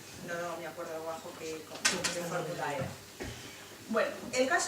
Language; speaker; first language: Spanish; native; Spanish